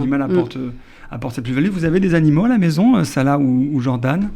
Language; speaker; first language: French; native; French